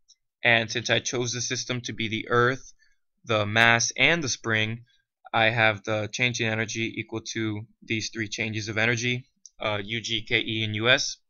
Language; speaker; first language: English; native; English